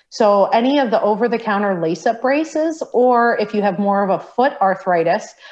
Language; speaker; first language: English; native; English